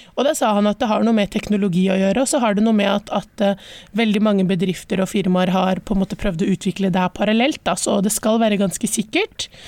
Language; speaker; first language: Norwegian; early bilingual, other home language; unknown